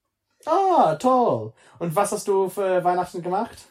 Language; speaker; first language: German; non-native, learner; English